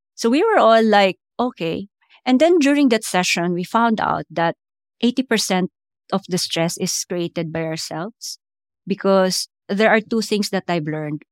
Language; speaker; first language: English; non-native, local second language; Filipino